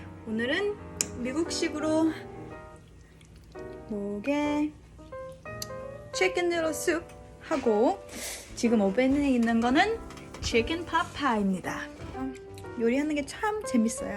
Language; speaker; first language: Korean; early bilingual, heritage; Korean